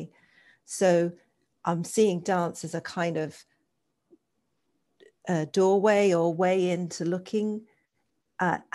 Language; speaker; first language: English; native; English